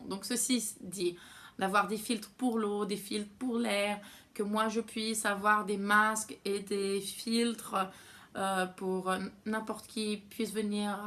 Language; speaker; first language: French; non-native, fluent; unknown